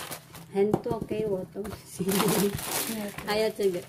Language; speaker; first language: Chinese; non-native, learner; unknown